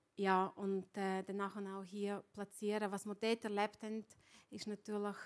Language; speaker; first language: German; non-native, fluent; Ukrainian